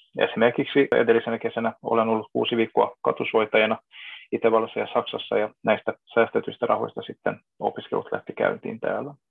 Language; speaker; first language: Finnish; non-native, fluent; Hungarian